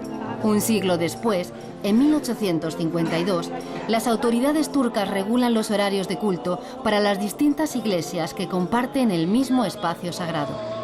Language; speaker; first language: Spanish; native; Spanish